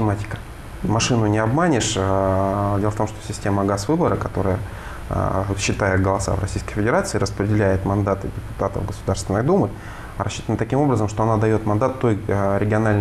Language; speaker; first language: Russian; native; Russian